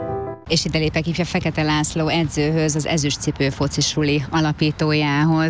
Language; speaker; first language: Hungarian; native; Hungarian